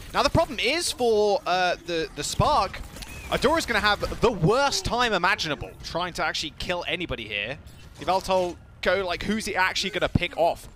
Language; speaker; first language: English; native; English